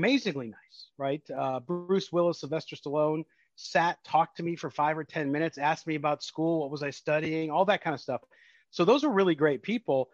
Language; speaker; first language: English; native; English